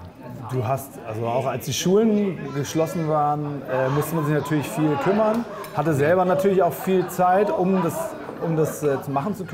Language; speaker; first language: German; native; German